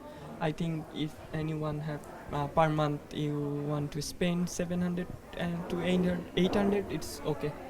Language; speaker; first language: English; non-native, fluent; Bangla